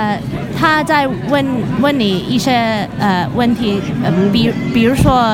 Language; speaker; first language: Chinese; non-native, local second language; Cantonese